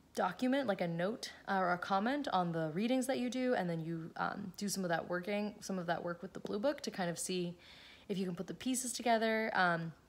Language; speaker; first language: English; native; English